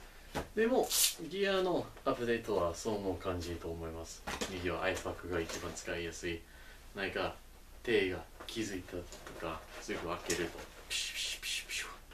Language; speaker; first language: Japanese; non-native, learner; English